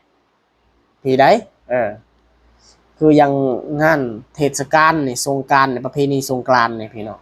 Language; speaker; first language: Thai; non-native, local second language; Lao